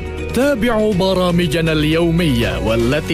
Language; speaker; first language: Arabic; non-native, fluent; Indonesian